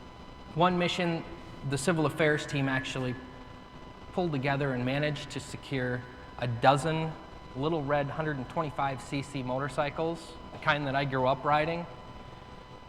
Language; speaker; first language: English; native; English